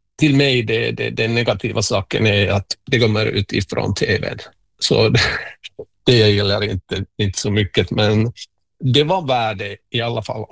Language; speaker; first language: Swedish; non-native, local second language; Finnish